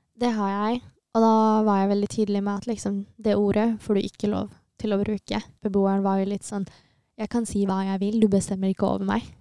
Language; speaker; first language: Norwegian; early bilingual, other home language; Tigrinya